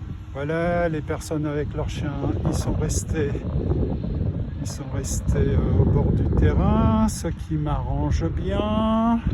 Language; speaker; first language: French; native; French